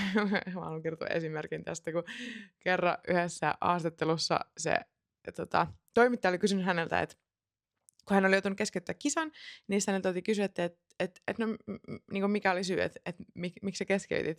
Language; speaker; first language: Finnish; native; Finnish